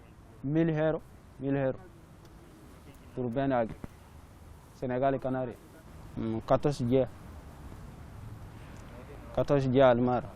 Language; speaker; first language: Spanish; non-native, learner; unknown